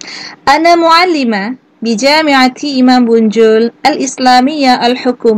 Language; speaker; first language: Arabic; non-native, learner; Indonesian